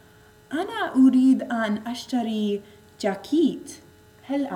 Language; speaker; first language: Arabic; non-native, learner; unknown